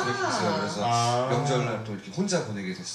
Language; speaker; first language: Korean; early bilingual, heritage; Korean